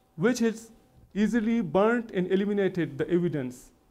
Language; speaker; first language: English; non-native, local second language; Baluchi